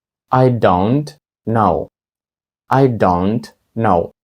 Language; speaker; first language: English; non-native, fluent; Ukrainian